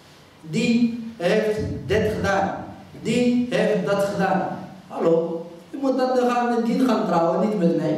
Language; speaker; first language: Dutch; non-native, fluent; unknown